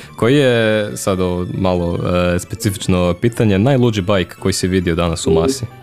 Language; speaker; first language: Croatian; native; Croatian